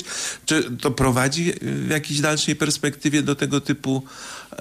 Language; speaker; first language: Polish; native; Polish